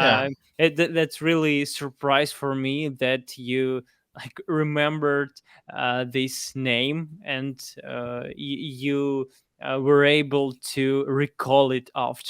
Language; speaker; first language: English; non-native, fluent; Russian